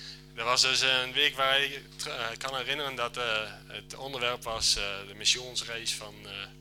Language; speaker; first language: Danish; non-native, learner; Dutch